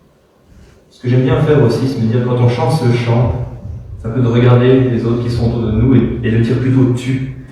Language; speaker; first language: French; native; French